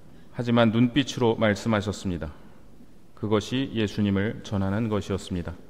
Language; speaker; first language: Korean; native; Korean